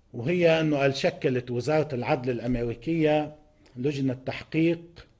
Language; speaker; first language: Arabic; native; Arabic